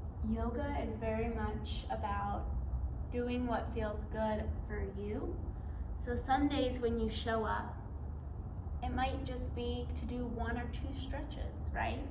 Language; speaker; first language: English; native; English